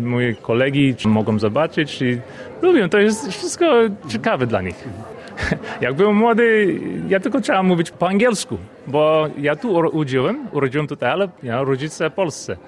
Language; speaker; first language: Polish; early bilingual, heritage; Polish